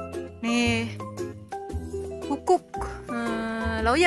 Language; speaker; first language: Indonesian; native; Indonesian